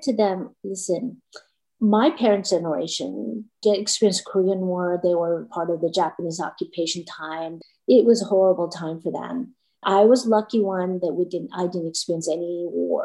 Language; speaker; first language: English; non-native, fluent; Korean